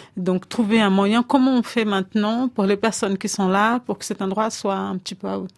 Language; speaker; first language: French; non-native, fluent; Portuguese